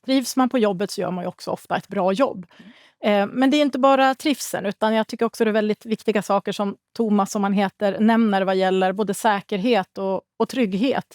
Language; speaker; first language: Swedish; native; Swedish